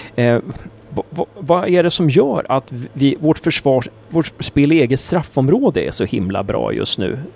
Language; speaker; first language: Swedish; native; Swedish